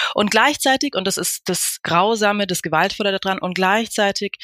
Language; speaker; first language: German; native; German